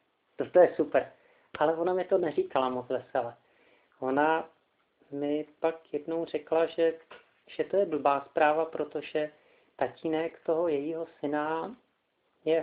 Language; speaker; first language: Czech; native; Czech